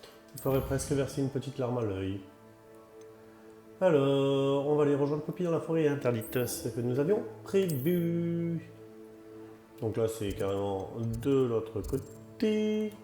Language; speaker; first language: French; native; French